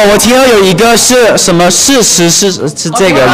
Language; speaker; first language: Chinese; native; Chinese